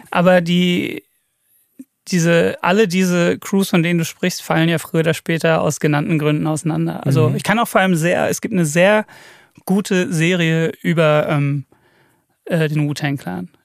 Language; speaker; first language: German; native; German